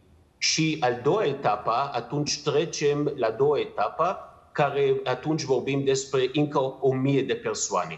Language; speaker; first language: Romanian; non-native, learner; Hebrew